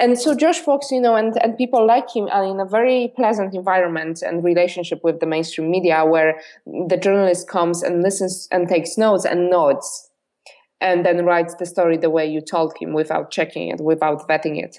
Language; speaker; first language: English; non-native, fluent; Polish